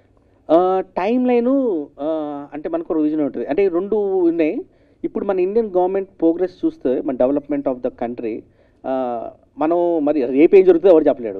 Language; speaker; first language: Telugu; native; Telugu